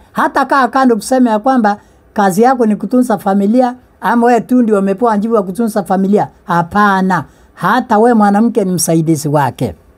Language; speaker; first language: Swahili; non-native, local second language; Meru